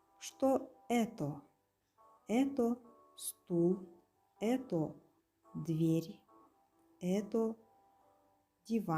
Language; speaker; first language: Russian; non-native, local second language; Kazakh